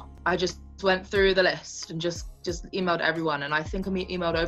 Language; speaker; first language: English; native; English